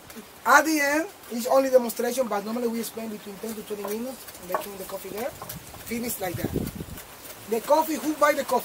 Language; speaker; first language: English; non-native, fluent; Spanish